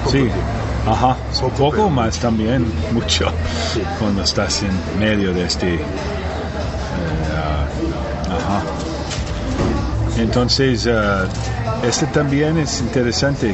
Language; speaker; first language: Spanish; non-native, learner; English